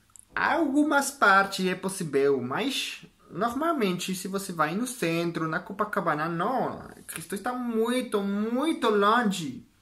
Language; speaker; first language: Portuguese; non-native, learner; French